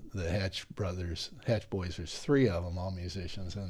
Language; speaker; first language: English; native; English